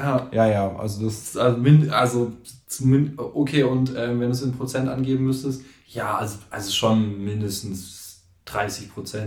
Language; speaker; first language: German; native; German